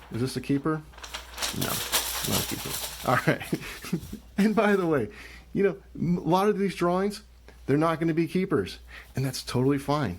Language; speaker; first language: English; native; English